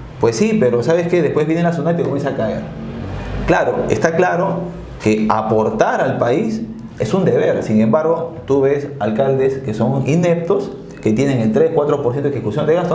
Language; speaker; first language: Spanish; native; Spanish